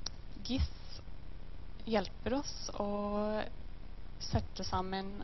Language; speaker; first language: Norwegian; non-native, learner; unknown